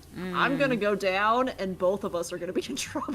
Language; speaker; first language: English; native; English